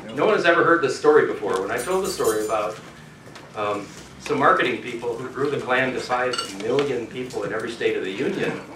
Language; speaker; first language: English; native; English